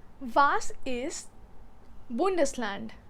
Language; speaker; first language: German; non-native, learner; Hindi